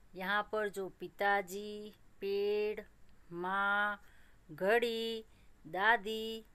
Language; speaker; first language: Hindi; non-native, local second language; Gujarati